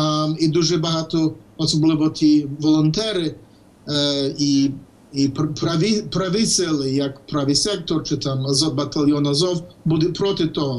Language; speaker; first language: Ukrainian; non-native, fluent; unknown